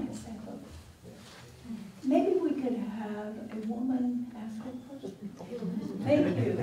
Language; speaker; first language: English; native; English